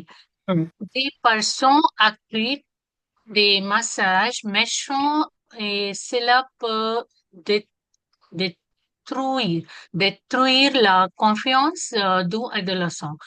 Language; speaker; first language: French; non-native, learner; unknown